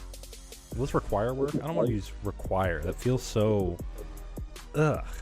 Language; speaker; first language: English; native; English